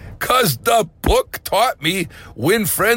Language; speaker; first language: English; native; English